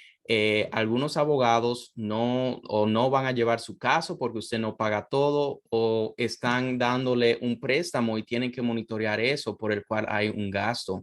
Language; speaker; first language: Spanish; non-native, fluent; English